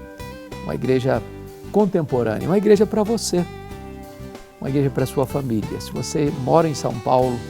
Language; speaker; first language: Portuguese; native; Portuguese